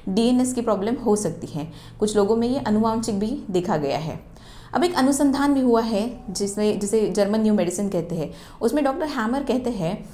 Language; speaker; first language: Hindi; non-native, local second language; Marathi